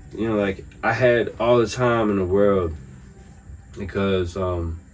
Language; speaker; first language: English; native; English